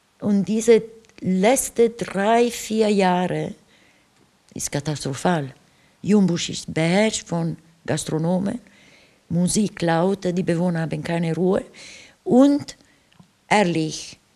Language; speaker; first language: German; non-native, fluent; Italian